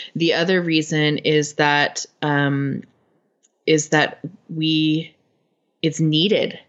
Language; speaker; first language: English; native; English